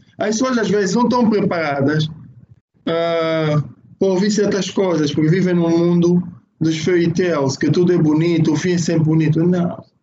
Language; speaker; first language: Portuguese; native; Portuguese